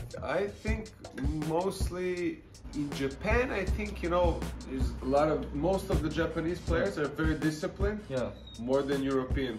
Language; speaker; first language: English; non-native, fluent; Serbian